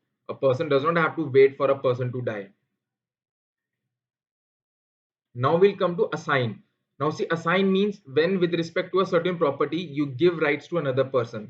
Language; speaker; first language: English; non-native, local second language; Hindi